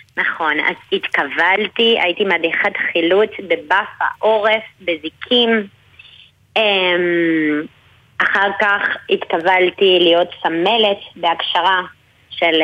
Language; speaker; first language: Hebrew; non-native, fluent; Spanish